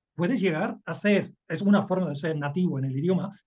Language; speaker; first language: Spanish; non-native, fluent; English